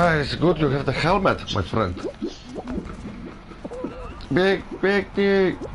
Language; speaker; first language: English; non-native, learner; Polish